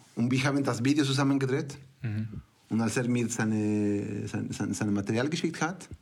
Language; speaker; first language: German; non-native, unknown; Spanish